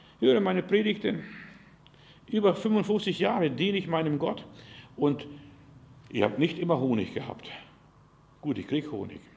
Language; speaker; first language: German; non-native, fluent; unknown